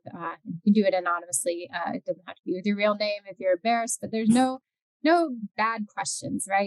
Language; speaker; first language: English; native; English